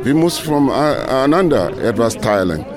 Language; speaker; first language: German; non-native, learner; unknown